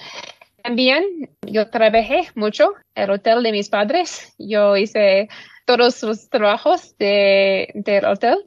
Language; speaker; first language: Spanish; non-native, learner; English